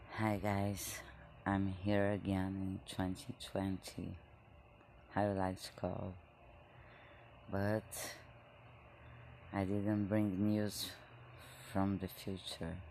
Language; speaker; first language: English; non-native, learner; Spanish